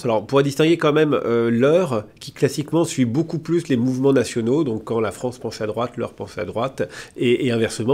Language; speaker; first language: French; native; French